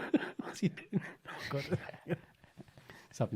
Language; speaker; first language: English; early bilingual, other home language; Punjabi